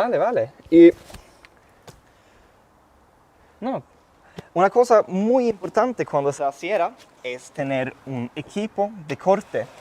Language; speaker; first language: Spanish; non-native, fluent; Swedish